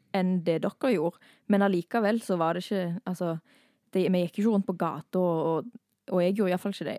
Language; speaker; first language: Norwegian; early bilingual, heritage; Norwegian